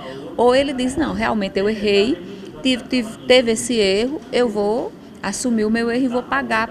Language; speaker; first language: Portuguese; native; Portuguese